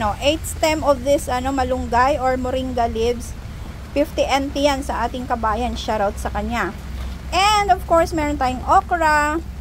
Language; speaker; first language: Filipino; non-native, local second language; Hiligaynon